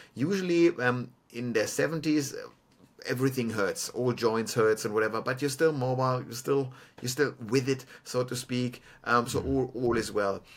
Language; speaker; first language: English; non-native, fluent; German